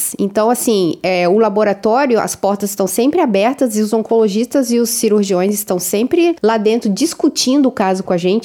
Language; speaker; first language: Portuguese; native; Portuguese